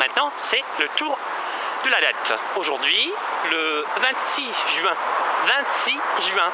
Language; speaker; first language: French; non-native, fluent; Russian